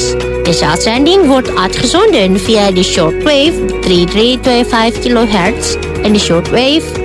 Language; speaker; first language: Dutch; non-native, fluent; Indonesian